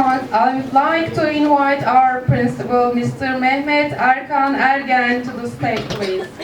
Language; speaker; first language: English; non-native, fluent; Turkish